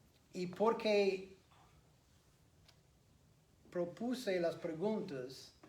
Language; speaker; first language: Spanish; non-native, fluent; English